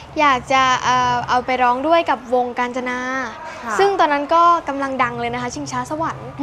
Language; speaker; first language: Thai; native; Thai